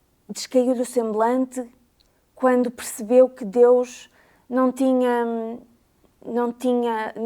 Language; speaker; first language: Portuguese; native; Portuguese